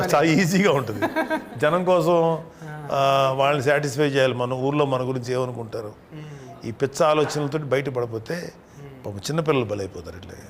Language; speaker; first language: Telugu; native; Telugu